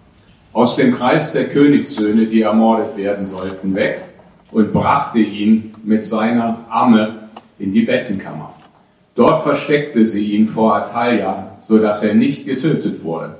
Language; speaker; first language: German; native; German